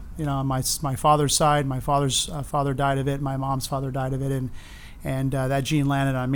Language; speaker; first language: English; native; English